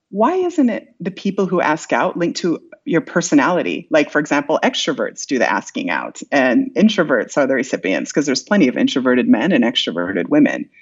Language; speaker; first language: English; native; English